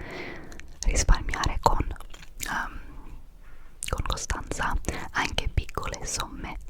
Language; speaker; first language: Italian; non-native, fluent; English